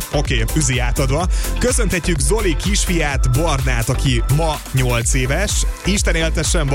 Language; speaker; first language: Hungarian; native; Hungarian